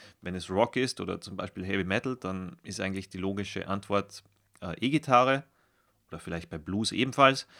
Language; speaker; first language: German; native; German